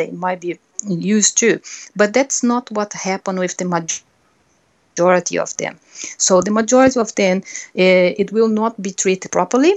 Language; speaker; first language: English; non-native, fluent; Portuguese